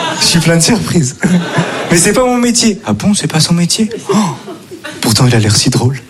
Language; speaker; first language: French; native; French